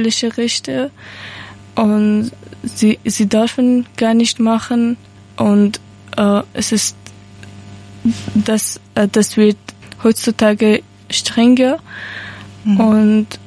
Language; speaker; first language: German; non-native, learner; Persian